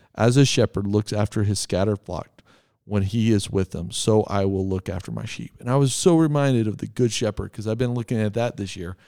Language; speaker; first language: English; native; English